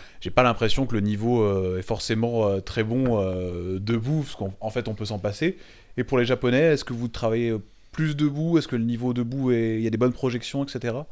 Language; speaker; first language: French; native; French